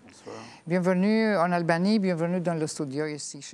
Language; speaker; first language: French; non-native, fluent; Albanian